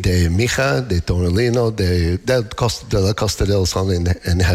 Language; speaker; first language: Spanish; non-native, learner; English